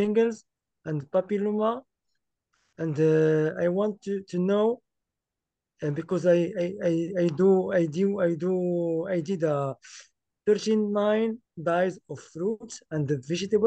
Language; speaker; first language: English; non-native, learner; Arabic